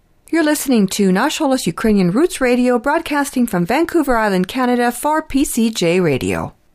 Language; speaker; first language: English; early bilingual, other home language; Ukrainian